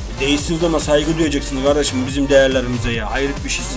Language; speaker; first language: Turkish; native; Turkish